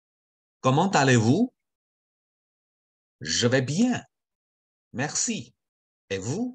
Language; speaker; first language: French; non-native, fluent; Chinese